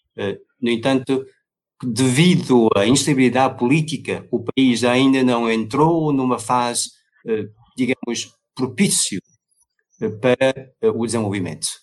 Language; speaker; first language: Portuguese; non-native, fluent; Chinese